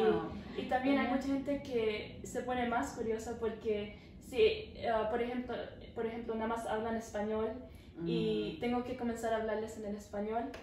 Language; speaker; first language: Spanish; early bilingual, heritage; Spanish